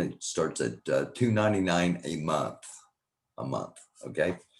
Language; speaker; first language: English; native; English